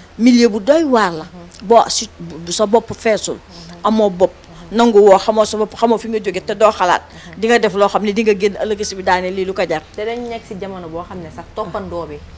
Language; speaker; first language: Wolof; non-native, local second language; Fula